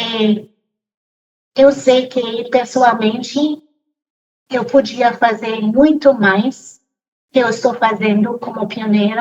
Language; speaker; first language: Portuguese; non-native, fluent; English